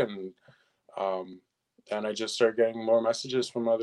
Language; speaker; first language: English; early bilingual, other home language; French